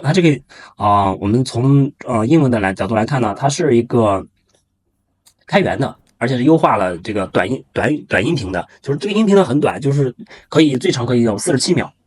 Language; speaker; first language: Chinese; native; Chinese